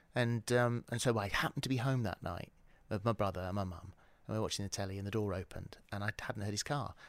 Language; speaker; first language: English; native; English